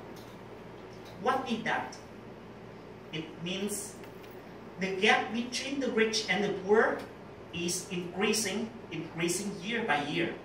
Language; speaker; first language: English; non-native, learner; Vietnamese